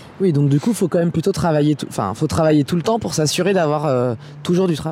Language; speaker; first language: French; native; French